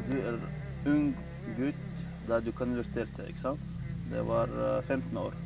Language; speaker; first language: Norwegian; non-native, fluent; Chechen